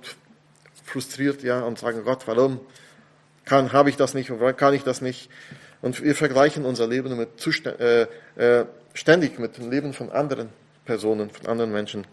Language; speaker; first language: German; non-native, fluent; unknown